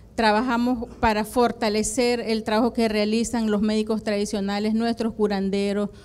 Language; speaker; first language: Spanish; native; Spanish